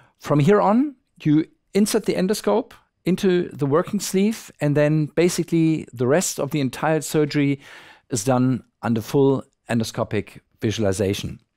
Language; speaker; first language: English; non-native, fluent; German